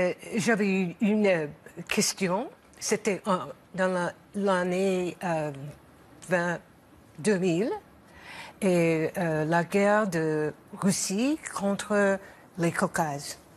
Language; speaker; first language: French; non-native, learner; English